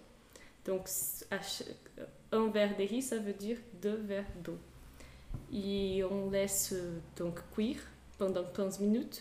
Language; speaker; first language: French; non-native, fluent; Portuguese